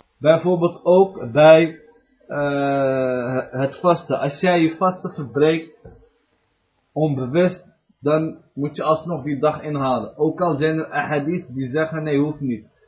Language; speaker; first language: Dutch; early bilingual, other home language; Arabic